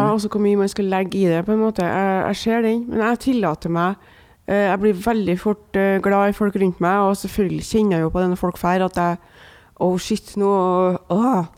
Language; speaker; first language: Norwegian; native; Norwegian